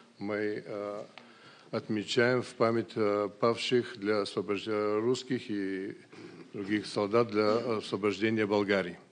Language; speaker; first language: Russian; non-native, fluent; Bulgarian